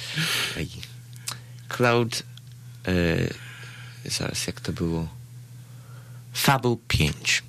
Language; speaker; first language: Polish; early bilingual, heritage; Polish